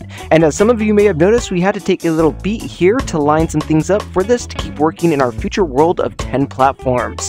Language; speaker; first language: English; native; English